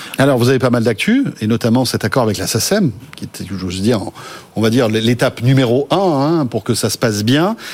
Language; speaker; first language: French; native; French